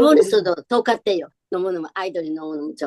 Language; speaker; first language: Korean; non-native, learner; Japanese